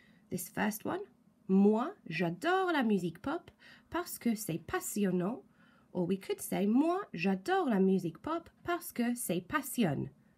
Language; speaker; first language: French; non-native, fluent; English